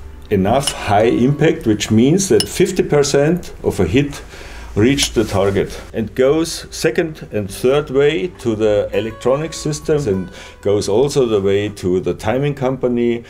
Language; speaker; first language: English; non-native, fluent; German